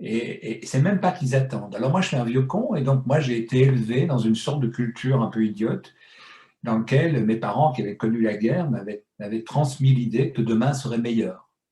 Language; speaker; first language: French; native; French